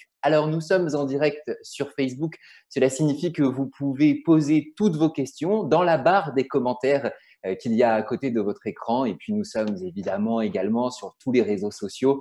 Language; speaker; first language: French; native; French